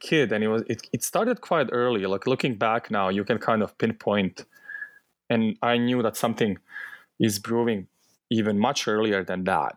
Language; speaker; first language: English; non-native, fluent; Bosnian